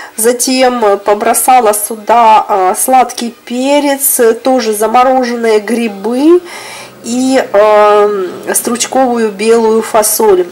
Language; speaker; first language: Russian; native; Russian